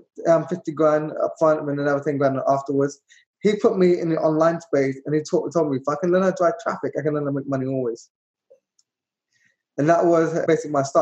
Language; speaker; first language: English; native; English